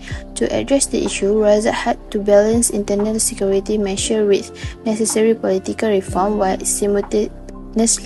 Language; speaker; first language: English; non-native, local second language; Malay